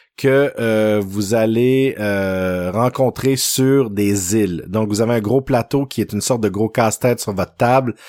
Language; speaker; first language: French; native; French